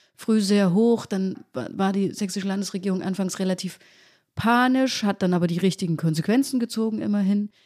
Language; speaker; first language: German; native; German